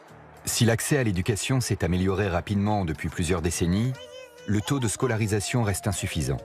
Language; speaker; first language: French; native; French